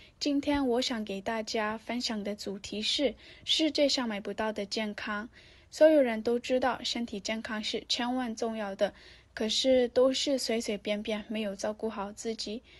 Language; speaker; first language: Chinese; non-native, learner; Vietnamese